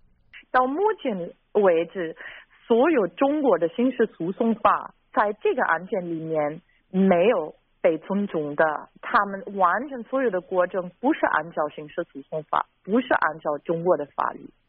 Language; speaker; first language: Chinese; non-native, fluent; German